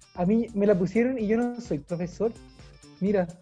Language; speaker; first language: Spanish; native; Spanish